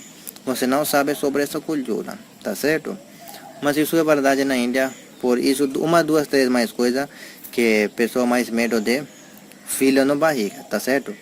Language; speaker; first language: Portuguese; non-native, learner; Hindi